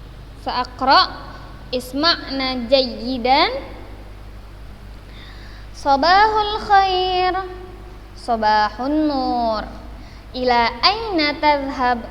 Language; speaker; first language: Arabic; non-native, fluent; Indonesian